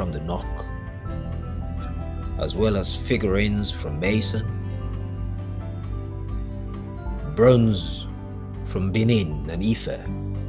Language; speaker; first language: English; non-native, local second language; Esan